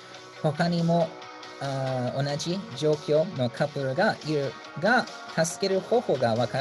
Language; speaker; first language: Japanese; non-native, fluent; English